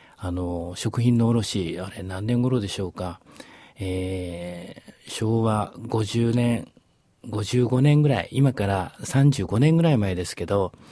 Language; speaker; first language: Japanese; native; Japanese